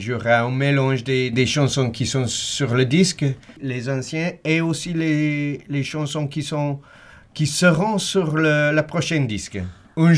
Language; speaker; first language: French; non-native, learner; English